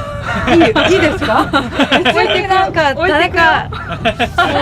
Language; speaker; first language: Japanese; non-native, learner; Korean